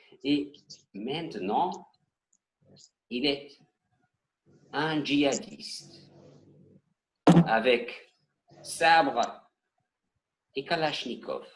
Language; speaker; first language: French; non-native, learner; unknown